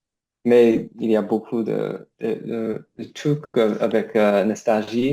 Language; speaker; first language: French; non-native, learner; English